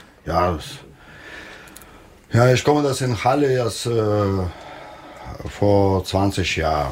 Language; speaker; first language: German; non-native, learner; Russian